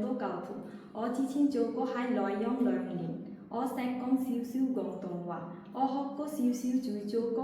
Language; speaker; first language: Cantonese; non-native, learner; Bangla